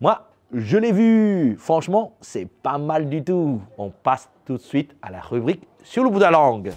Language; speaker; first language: French; native; French